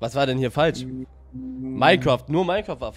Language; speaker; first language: German; native; German